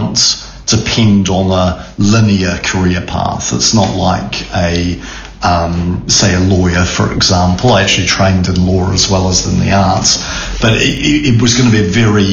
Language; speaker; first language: English; native; English